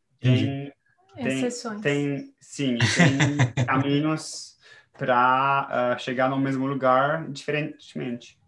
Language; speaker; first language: Portuguese; non-native, fluent; French